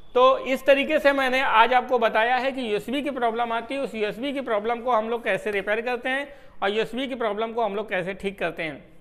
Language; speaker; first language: Hindi; native; Hindi